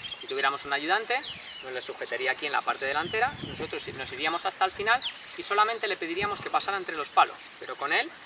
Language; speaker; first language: Spanish; native; Spanish